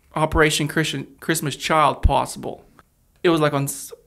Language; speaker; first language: English; early bilingual, other home language; Russian